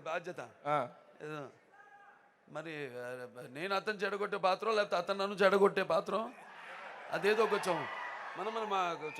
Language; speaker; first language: Telugu; native; Telugu